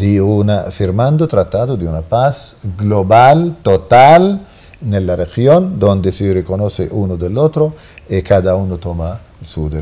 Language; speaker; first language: Spanish; non-native, fluent; Arabic